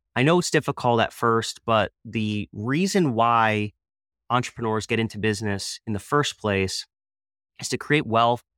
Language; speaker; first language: English; native; English